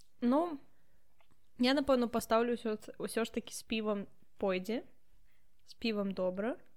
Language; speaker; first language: Belarusian; non-native, local second language; Russian